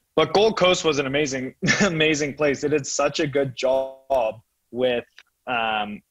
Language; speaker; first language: English; native; English